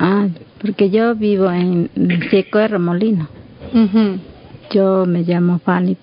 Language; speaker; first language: Spanish; non-native, local second language; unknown